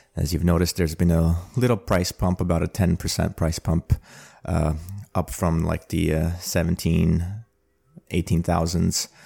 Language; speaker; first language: English; early bilingual, other home language; Armenian